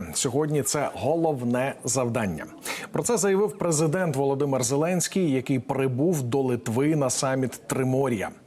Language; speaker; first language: Ukrainian; native; Ukrainian